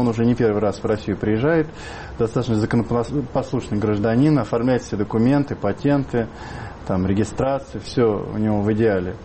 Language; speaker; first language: Russian; native; Russian